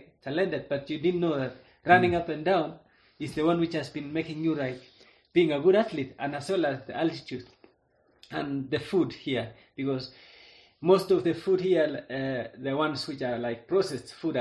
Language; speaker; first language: English; non-native, local second language; Kalenjin